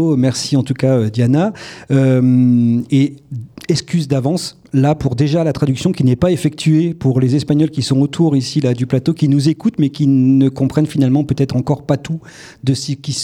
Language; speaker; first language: French; native; French